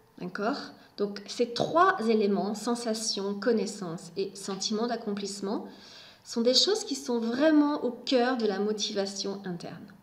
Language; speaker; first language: French; native; French